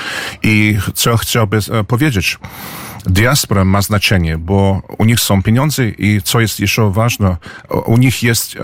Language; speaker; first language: Polish; early bilingual, heritage; English